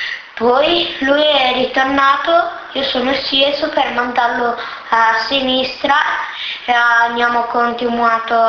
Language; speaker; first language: Italian; early bilingual, other home language; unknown